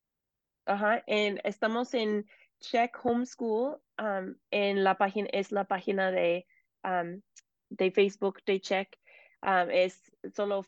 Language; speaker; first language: Spanish; non-native, fluent; English